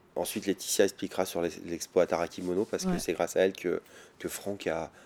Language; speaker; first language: French; native; French